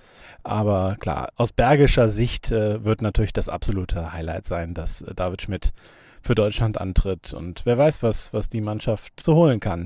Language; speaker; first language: German; native; German